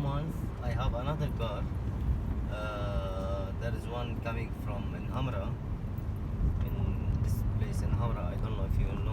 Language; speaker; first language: English; non-native, learner; Arabic